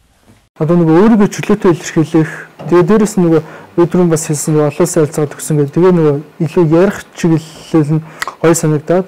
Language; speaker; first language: Mongolian; native; Mongolian